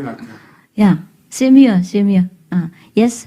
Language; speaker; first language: French; non-native, fluent; Vietnamese